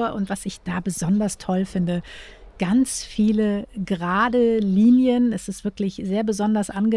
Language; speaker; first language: German; native; German